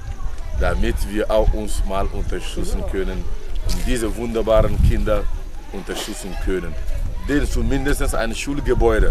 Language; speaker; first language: German; non-native, learner; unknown